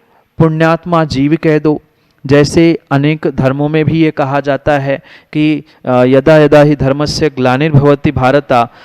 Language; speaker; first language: Hindi; native; Hindi